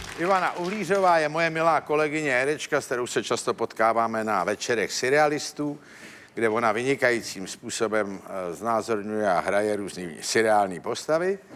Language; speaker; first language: Czech; native; Czech